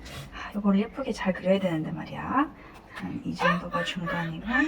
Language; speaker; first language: Korean; native; Korean